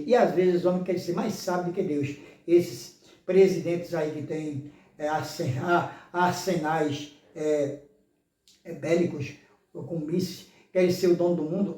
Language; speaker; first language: Portuguese; native; Portuguese